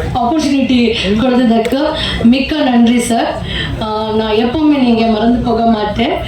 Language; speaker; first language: Tamil; non-native, learner; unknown